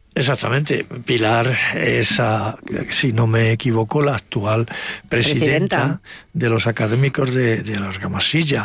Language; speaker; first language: Spanish; native; Spanish